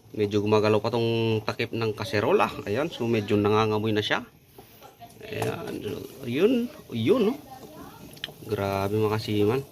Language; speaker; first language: Filipino; non-native, local second language; Iloko